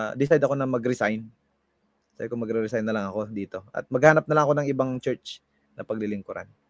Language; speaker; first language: Filipino; non-native, local second language; Hiligaynon